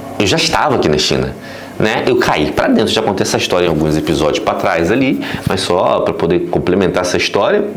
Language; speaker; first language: Portuguese; native; Portuguese